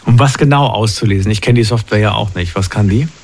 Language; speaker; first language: German; native; German